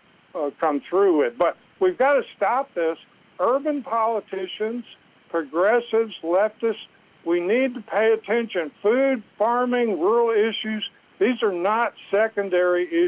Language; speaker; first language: English; native; English